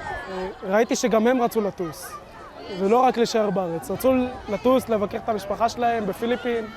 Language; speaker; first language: Hebrew; early bilingual, other home language; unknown